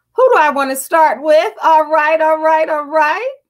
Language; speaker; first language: English; native; English